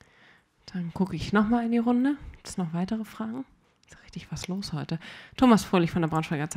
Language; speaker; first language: German; native; German